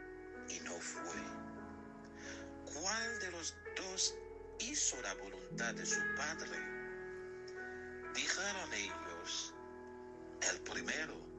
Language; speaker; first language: Spanish; non-native, learner; Haitian Creole